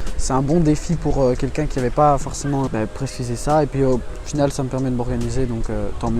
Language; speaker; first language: French; native; French